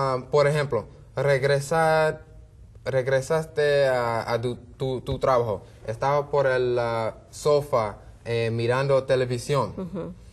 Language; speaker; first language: Spanish; non-native, learner; English